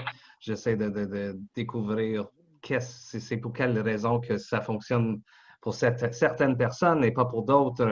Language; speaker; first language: French; non-native, local second language; English